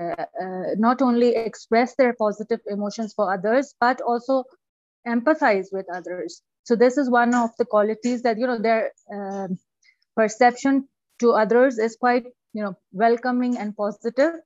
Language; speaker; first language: English; non-native, local second language; Urdu